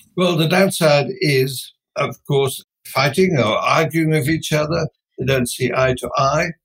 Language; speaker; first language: English; non-native, fluent; Dutch